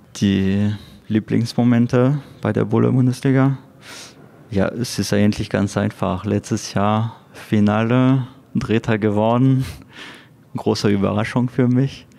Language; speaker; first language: German; non-native, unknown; French